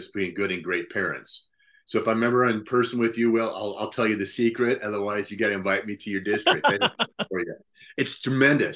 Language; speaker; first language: English; native; English